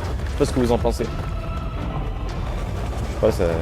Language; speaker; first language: French; native; French